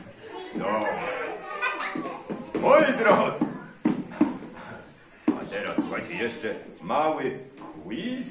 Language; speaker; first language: Polish; native; Polish